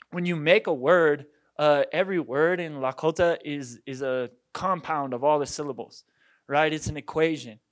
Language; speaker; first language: English; native; English